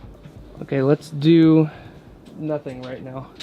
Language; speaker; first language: English; native; English